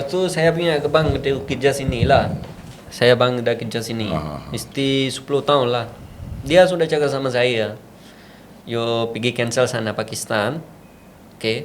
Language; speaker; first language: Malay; non-native, learner; Punjabi